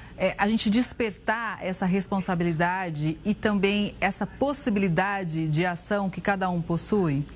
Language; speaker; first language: Portuguese; native; Portuguese